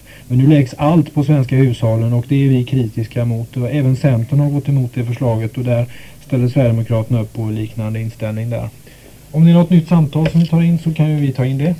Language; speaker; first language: Swedish; native; Swedish